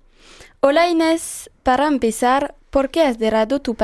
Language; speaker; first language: Spanish; non-native, learner; French